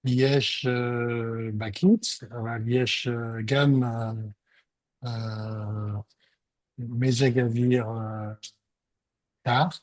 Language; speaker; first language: Hebrew; non-native, learner; French